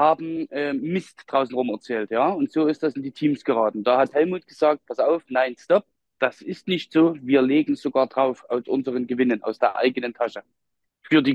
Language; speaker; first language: German; native; German